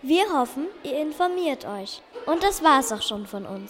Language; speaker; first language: German; native; German